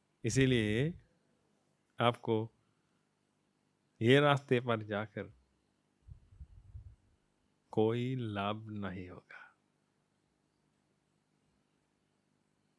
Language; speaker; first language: Hindi; non-native, fluent; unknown